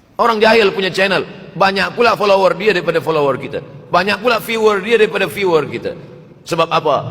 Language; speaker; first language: Malay; native; Malay